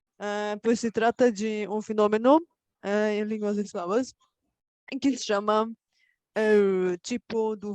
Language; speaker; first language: Portuguese; non-native, fluent; Russian